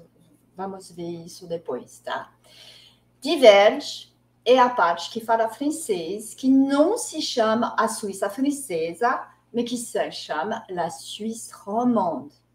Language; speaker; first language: Portuguese; non-native, fluent; French